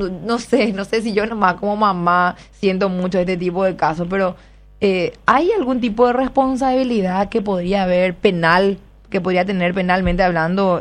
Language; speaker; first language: Spanish; native; Spanish